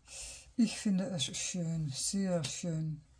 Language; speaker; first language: German; non-native, learner; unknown